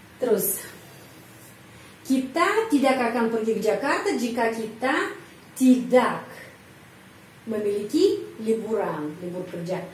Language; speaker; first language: Indonesian; non-native, fluent; Russian